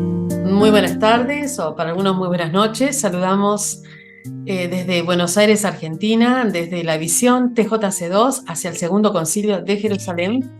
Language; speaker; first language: Spanish; native; Spanish